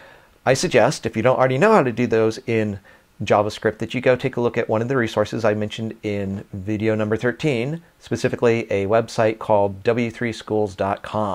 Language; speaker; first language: English; native; English